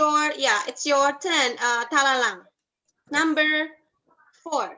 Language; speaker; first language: English; non-native, fluent; Indonesian